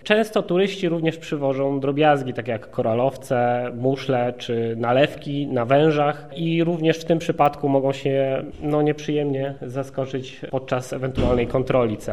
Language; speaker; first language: Polish; native; Polish